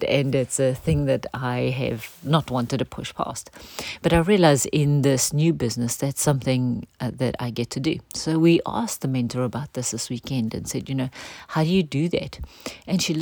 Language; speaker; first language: English; native; English